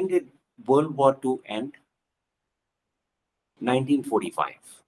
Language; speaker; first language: English; non-native, local second language; Punjabi